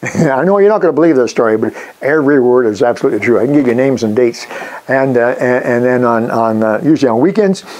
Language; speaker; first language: English; native; English